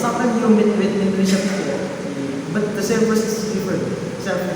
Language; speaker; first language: English; non-native, learner; Indonesian